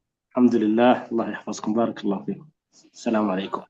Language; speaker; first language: Arabic; native; Arabic